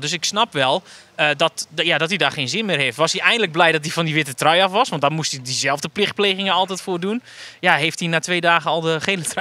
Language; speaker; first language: Dutch; native; Dutch